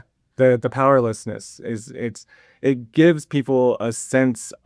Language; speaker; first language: English; native; English